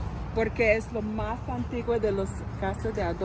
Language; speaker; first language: Spanish; non-native, learner; English